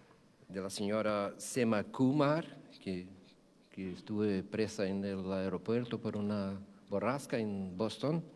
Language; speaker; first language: Spanish; non-native, fluent; Portuguese